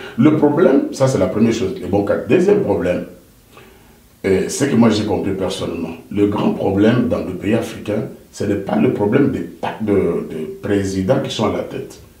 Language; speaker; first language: French; non-native, local second language; Lingala